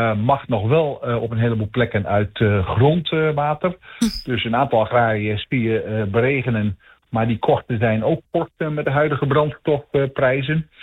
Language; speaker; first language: Dutch; native; Dutch